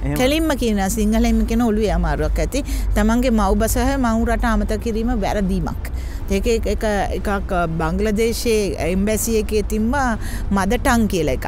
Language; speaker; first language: Sinhala; non-native, local second language; Tamil